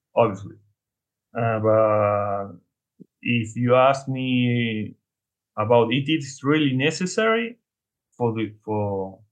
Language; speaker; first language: English; non-native, learner; Spanish